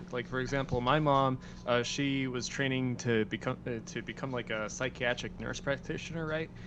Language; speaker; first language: English; early bilingual, other home language; Spanish